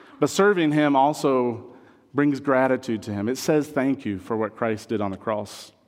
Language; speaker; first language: English; non-native, fluent; French